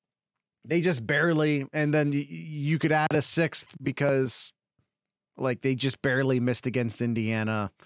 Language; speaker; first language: English; native; English